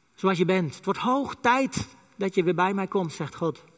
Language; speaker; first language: Dutch; non-native, local second language; Western Frisian